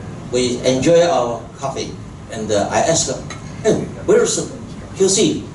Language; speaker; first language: English; non-native, local second language; Chinese